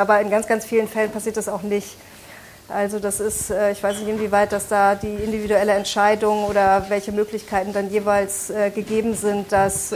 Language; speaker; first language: German; native; German